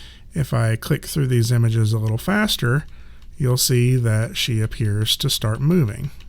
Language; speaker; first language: English; native; English